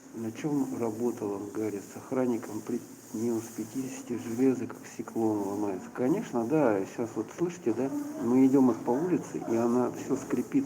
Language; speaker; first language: Russian; native; Russian